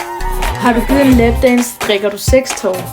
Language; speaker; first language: Danish; native; Danish